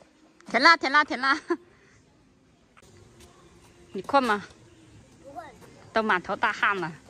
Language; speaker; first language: Chinese; native; Chinese